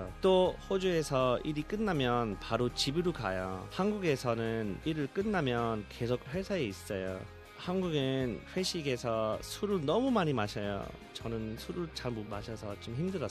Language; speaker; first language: Korean; early bilingual, heritage; Korean